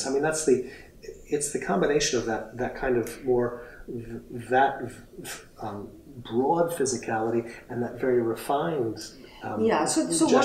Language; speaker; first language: English; native; English